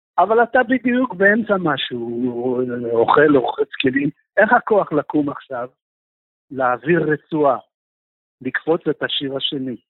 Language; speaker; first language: Hebrew; non-native, fluent; Russian